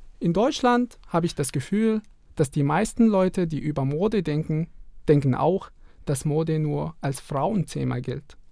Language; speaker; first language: German; non-native, fluent; Arabic